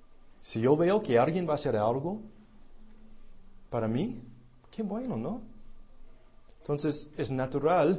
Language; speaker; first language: Spanish; non-native, fluent; English